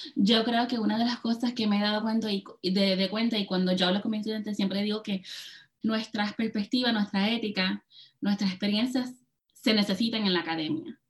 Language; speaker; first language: Spanish; early bilingual, heritage; Spanish